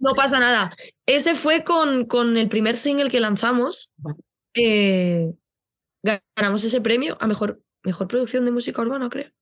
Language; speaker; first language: Spanish; native; Spanish